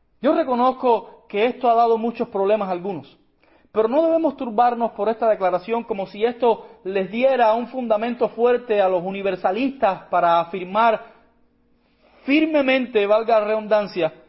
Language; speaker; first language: Spanish; native; Spanish